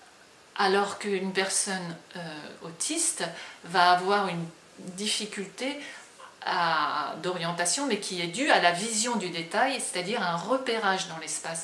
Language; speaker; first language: French; native; French